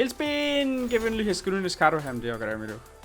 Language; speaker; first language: German; native; German